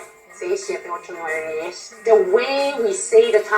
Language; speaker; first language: English; non-native, local second language; Filipino